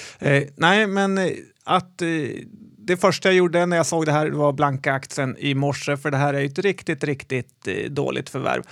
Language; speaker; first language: Swedish; native; Swedish